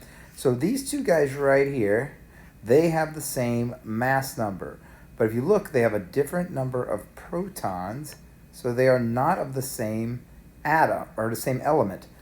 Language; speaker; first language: English; native; English